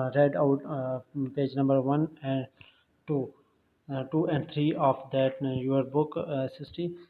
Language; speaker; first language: English; non-native, local second language; Urdu